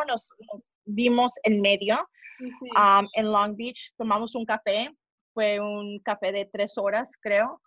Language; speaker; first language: Spanish; early bilingual, heritage; Spanish